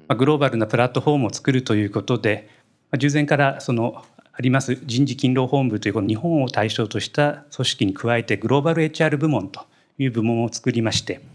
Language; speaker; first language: Japanese; native; Japanese